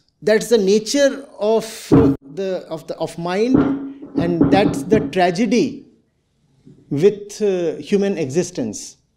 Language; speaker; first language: English; non-native, local second language; Hindi